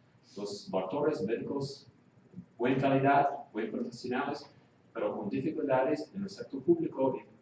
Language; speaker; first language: Spanish; non-native, fluent; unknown